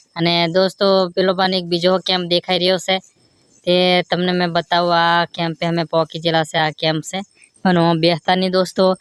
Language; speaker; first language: Gujarati; non-native, local second language; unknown